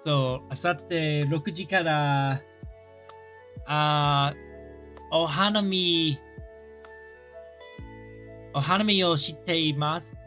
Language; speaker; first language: Japanese; non-native, learner; English